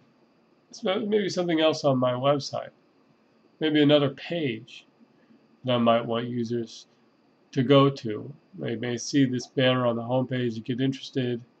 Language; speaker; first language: English; native; English